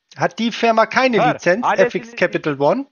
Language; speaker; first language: German; native; German